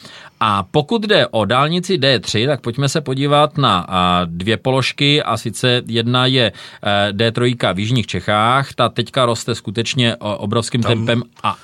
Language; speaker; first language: Czech; native; Czech